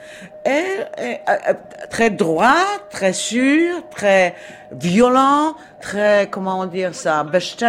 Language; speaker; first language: French; non-native, learner; Polish